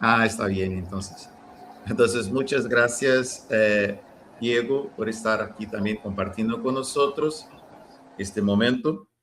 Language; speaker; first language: Spanish; non-native, learner; Portuguese